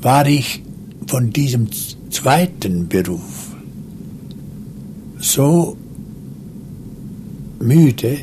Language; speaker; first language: German; non-native, local second language; Romansh